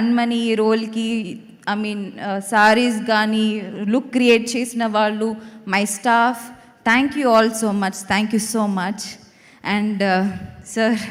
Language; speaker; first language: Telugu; non-native, learner; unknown